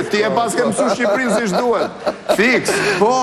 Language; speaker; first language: Albanian; native; Albanian